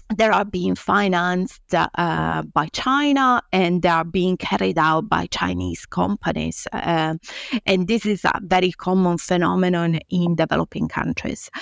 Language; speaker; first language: English; non-native, fluent; Italian